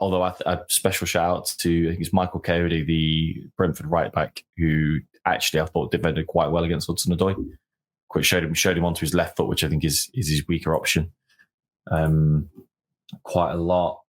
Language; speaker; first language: English; native; English